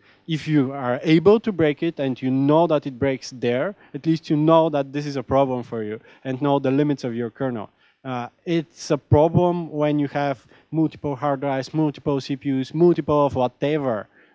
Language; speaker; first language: English; non-native, fluent; Bulgarian